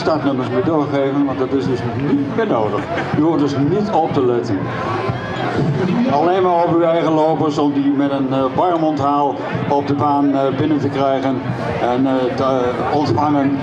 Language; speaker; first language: Dutch; native; Dutch